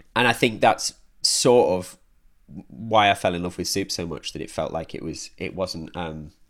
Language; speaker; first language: English; native; English